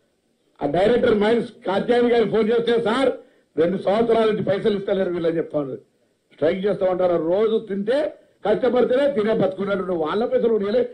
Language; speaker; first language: Telugu; native; Telugu